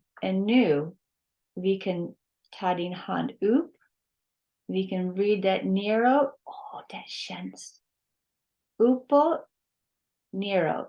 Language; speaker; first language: Swedish; non-native, learner; English